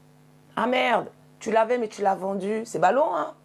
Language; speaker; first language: French; native; French